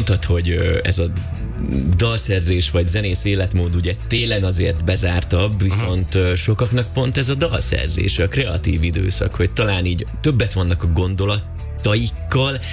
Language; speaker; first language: Hungarian; native; Hungarian